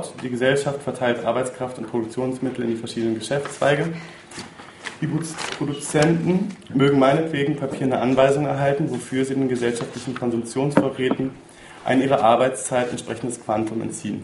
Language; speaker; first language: German; native; German